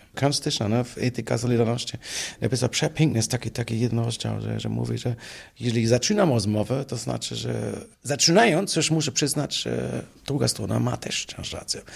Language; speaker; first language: Polish; non-native, fluent; German